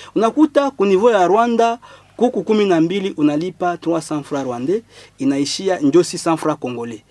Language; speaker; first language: Swahili; non-native, local second language; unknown